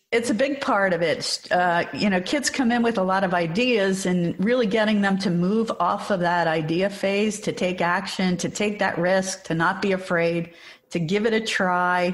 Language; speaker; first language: English; native; English